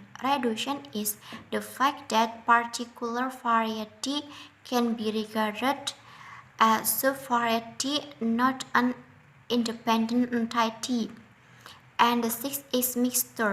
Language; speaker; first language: English; non-native, learner; Indonesian